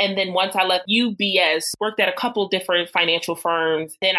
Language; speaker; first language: English; native; English